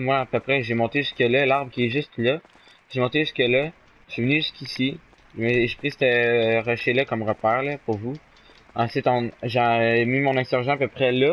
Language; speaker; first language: French; native; French